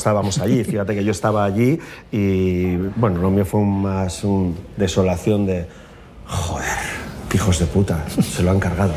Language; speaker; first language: Spanish; native; Spanish